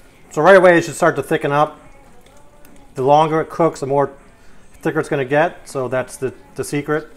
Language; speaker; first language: English; native; English